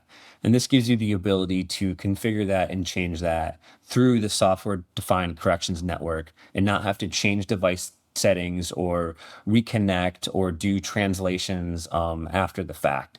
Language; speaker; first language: English; native; English